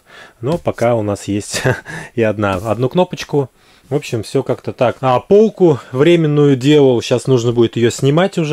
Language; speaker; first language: Russian; native; Russian